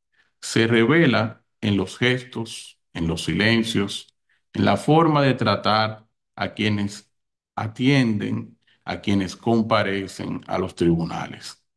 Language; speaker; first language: Spanish; native; Spanish